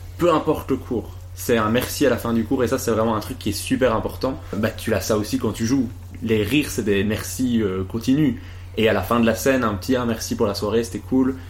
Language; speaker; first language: French; native; French